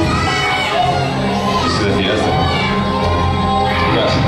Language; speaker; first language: French; native; French